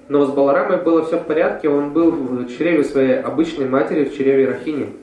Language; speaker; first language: Russian; native; Russian